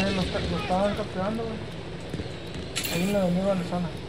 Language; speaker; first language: Spanish; native; Spanish